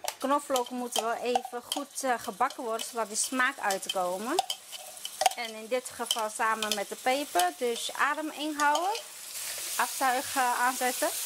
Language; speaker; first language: Dutch; non-native, fluent; Chinese